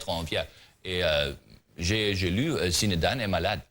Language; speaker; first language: French; non-native, learner; German